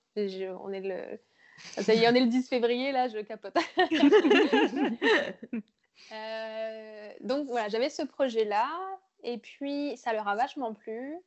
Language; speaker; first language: French; native; French